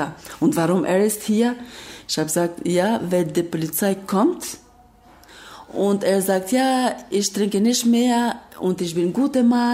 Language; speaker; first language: German; non-native, learner; Albanian